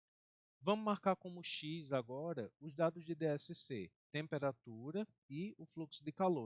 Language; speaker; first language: Portuguese; native; Portuguese